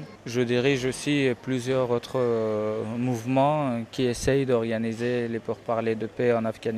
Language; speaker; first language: French; non-native, fluent; Persian